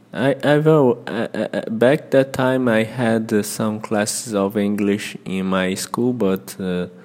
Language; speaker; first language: English; non-native, fluent; Portuguese